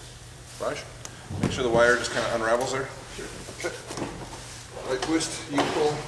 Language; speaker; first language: English; native; English